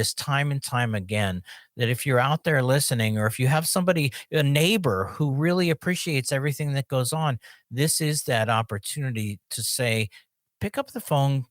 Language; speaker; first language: English; native; English